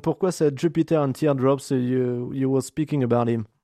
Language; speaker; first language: English; non-native, learner; French